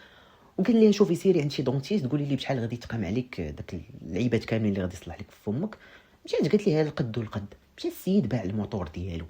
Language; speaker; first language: Arabic; native; Arabic